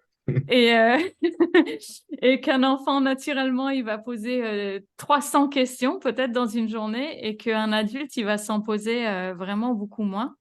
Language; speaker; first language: French; native; French